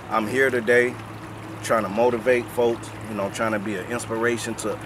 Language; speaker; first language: English; native; English